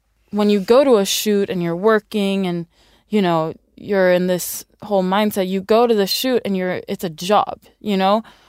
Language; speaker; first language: English; early bilingual, other home language; Swedish